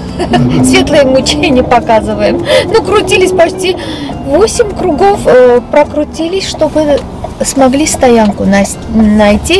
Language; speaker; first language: Russian; non-native, local second language; Armenian